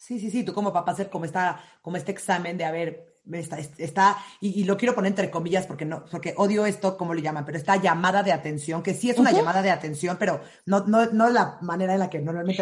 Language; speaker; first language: Spanish; native; Spanish